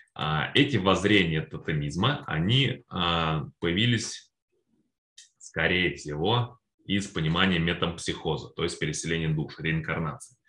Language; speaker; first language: Russian; native; Russian